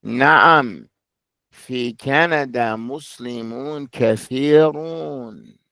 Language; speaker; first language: Arabic; non-native, fluent; English